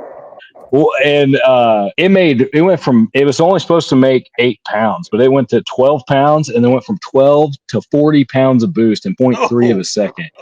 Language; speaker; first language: English; native; English